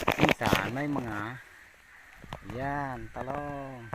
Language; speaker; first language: Filipino; non-native, local second language; Bikol